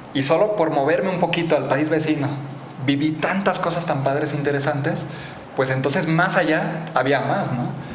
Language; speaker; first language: Spanish; native; Spanish